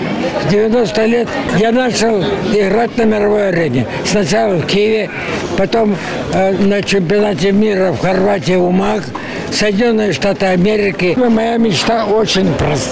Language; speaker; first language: Ukrainian; non-native, local second language; Russian